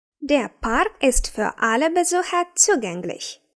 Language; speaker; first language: German; non-native, fluent; Ukrainian